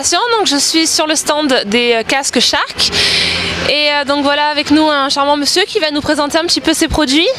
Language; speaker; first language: French; native; French